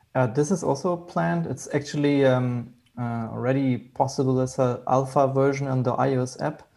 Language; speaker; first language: English; non-native, fluent; German